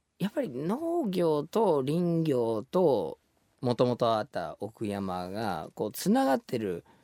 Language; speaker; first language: Japanese; non-native, fluent; English